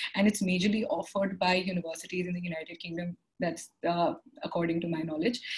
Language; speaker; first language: English; non-native, local second language; Hindi